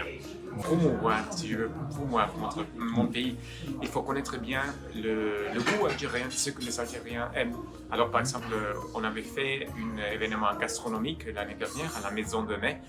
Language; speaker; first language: French; non-native, fluent; Spanish